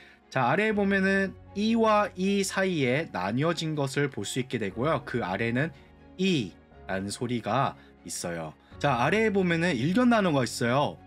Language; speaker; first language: Korean; native; Korean